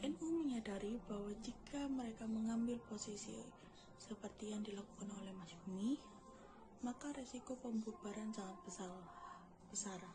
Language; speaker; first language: Indonesian; native; Indonesian